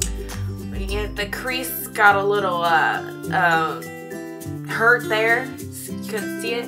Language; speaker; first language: English; native; English